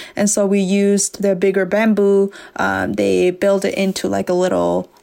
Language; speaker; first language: English; early bilingual, other home language; S'gaw Karen